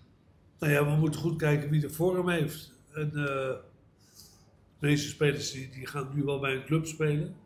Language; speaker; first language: Dutch; native; Dutch